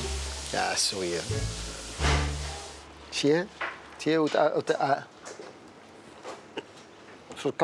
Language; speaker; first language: Dutch; non-native, fluent; French